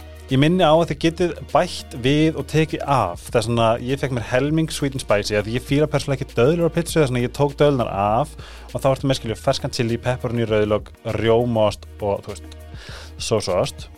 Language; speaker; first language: Icelandic; native; Icelandic